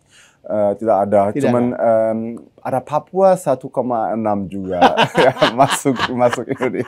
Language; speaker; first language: Indonesian; early bilingual, heritage; German